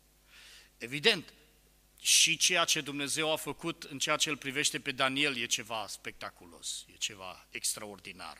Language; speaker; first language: Romanian; native; Romanian